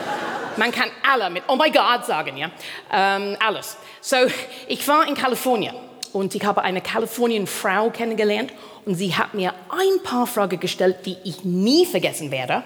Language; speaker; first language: German; non-native, fluent; English